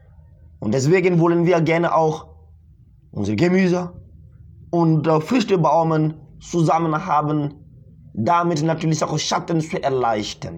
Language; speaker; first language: German; non-native, fluent; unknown